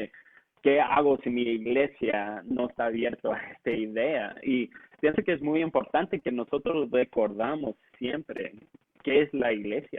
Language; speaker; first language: Spanish; non-native, local second language; English